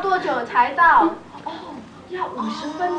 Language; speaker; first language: Chinese; non-native, learner; English